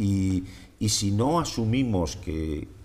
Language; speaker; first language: Spanish; native; Spanish